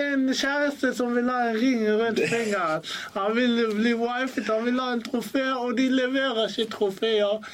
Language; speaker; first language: Norwegian; early bilingual, other home language; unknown